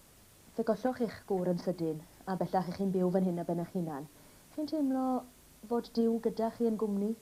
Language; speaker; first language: Welsh; native; Welsh